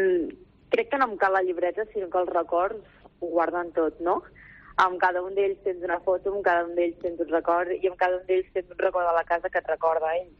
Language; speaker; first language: Catalan; native; Catalan